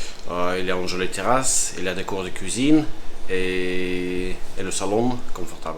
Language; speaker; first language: French; non-native, fluent; Russian